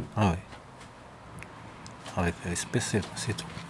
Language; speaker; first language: French; non-native, learner; Arabic